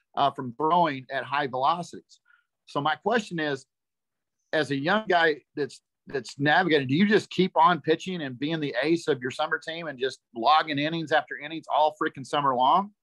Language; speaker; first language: English; native; English